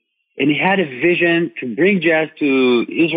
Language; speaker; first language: English; non-native, fluent; Hebrew